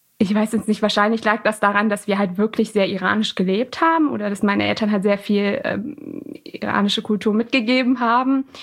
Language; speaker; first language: German; early bilingual, other home language; Persian